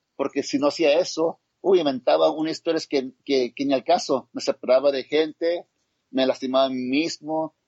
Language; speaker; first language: Spanish; native; Spanish